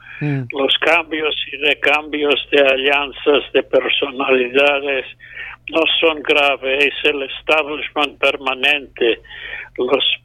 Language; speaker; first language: Spanish; non-native, fluent; English